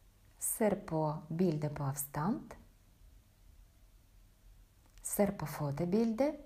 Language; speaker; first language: Norwegian; non-native, fluent; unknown